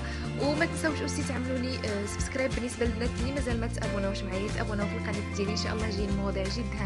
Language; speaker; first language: Arabic; native; Arabic